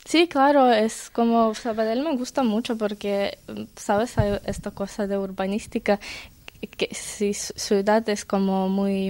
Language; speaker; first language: Spanish; non-native, learner; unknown